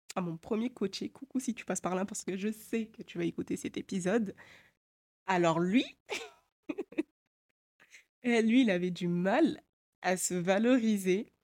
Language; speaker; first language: French; native; French